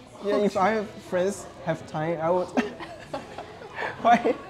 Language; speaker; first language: English; non-native, learner; Chinese